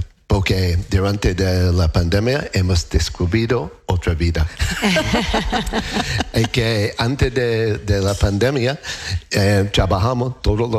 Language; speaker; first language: Spanish; non-native, learner; English